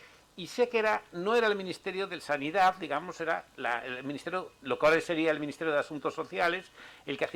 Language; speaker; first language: Spanish; native; Spanish